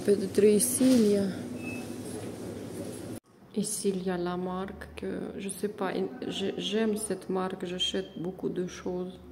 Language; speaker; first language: French; non-native, fluent; Russian